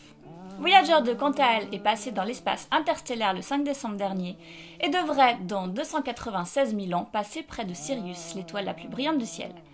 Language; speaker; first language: French; native; French